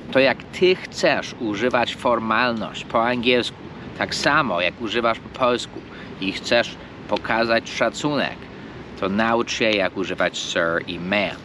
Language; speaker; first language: Polish; non-native, fluent; English